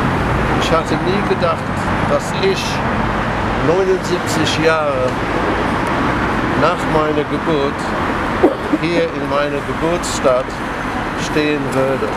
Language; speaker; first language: German; early bilingual, heritage; German